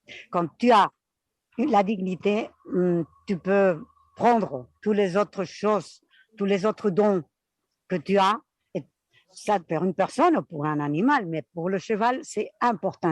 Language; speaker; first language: French; non-native, fluent; Spanish